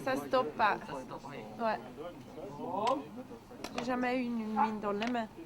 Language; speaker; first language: French; non-native, local second language; Italian